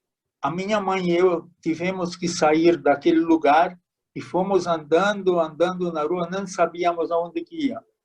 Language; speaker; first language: Portuguese; non-native, fluent; Hungarian